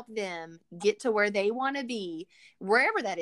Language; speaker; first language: English; native; English